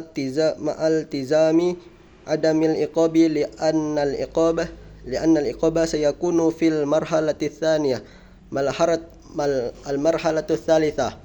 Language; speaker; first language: Arabic; non-native, learner; Indonesian